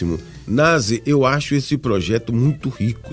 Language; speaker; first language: Portuguese; native; Portuguese